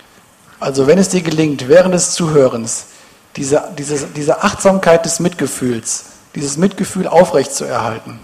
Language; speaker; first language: German; native; German